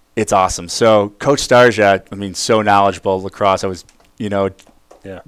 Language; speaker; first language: English; native; English